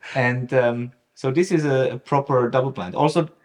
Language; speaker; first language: English; non-native, fluent; German